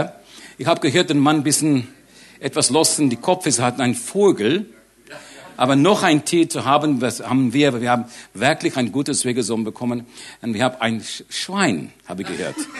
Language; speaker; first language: German; non-native, learner; English